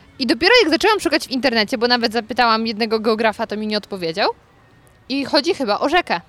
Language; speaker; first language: Polish; native; Polish